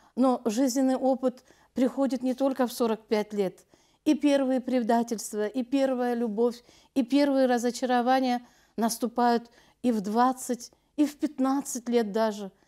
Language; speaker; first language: Russian; non-native, local second language; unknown